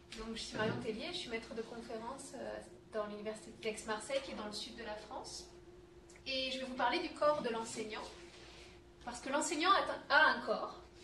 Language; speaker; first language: French; native; French